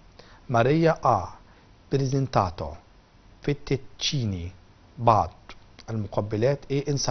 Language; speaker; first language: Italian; non-native, fluent; Arabic